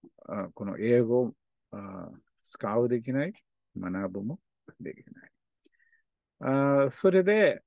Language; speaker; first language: Japanese; non-native, learner; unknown